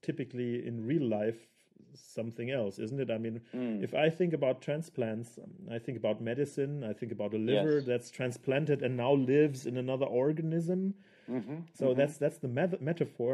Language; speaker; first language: English; non-native, fluent; German